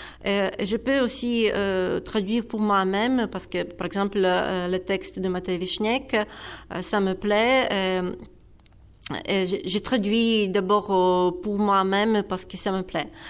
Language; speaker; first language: French; non-native, fluent; Ukrainian